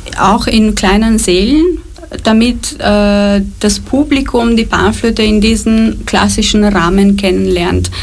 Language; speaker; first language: German; non-native, fluent; Romanian